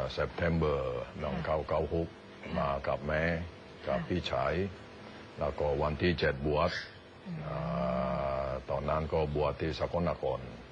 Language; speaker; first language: Thai; non-native, learner; Indonesian